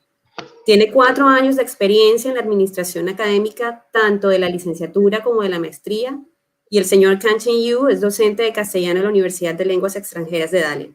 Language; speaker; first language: Spanish; native; Spanish